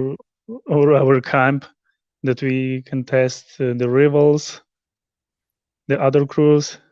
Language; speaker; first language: English; non-native, learner; Polish